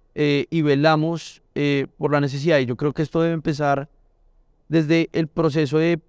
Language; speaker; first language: Spanish; native; Spanish